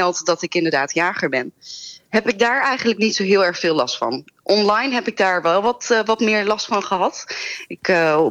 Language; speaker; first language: Dutch; native; Dutch